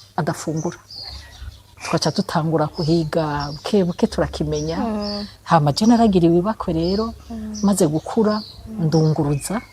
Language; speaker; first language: Rundi; non-native, local second language; Swahili